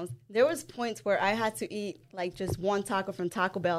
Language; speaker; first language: English; non-native, fluent; Spanish